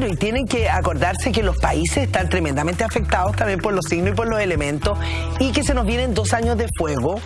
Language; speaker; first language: Spanish; native; Spanish